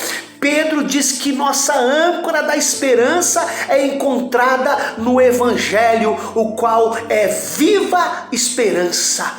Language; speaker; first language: Portuguese; native; Portuguese